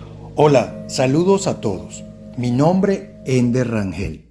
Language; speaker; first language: Spanish; native; Spanish